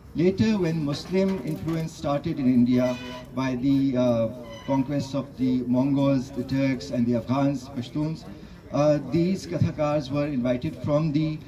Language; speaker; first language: English; non-native, local second language; Pashto